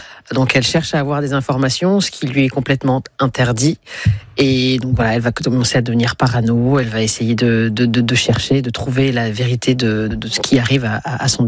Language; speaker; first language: French; native; French